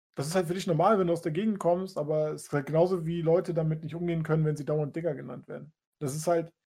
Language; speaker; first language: German; native; German